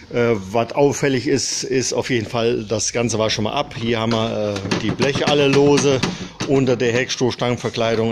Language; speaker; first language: German; native; German